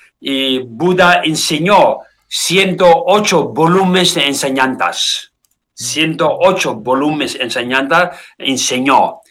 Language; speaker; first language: Spanish; non-native, learner; Tibetan